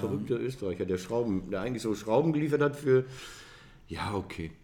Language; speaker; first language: German; native; German